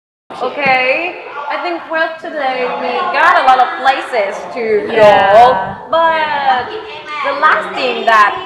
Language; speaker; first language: English; non-native, learner; Thai